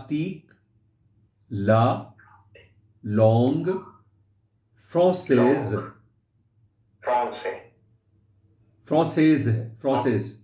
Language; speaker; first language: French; non-native, fluent; Hindi